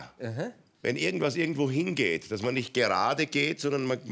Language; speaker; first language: German; native; German